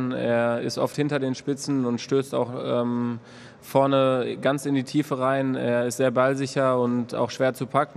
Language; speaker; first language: German; native; German